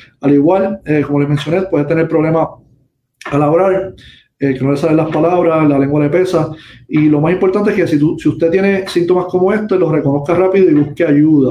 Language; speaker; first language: Spanish; native; Spanish